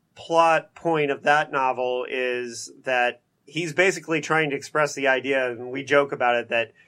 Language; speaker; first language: English; native; English